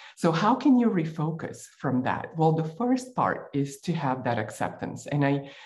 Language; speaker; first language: English; non-native, fluent; Bulgarian